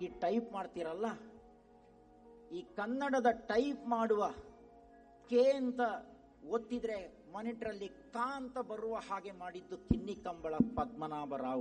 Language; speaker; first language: Kannada; non-native, local second language; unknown